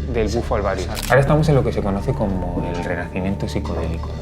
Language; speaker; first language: Spanish; native; Spanish